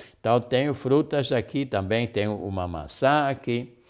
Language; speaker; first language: Portuguese; non-native, fluent; German